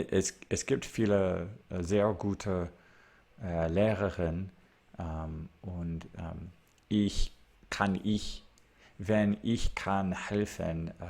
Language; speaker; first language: German; non-native, learner; English